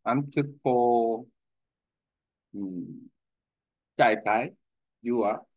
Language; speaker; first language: Vietnamese; non-native, learner; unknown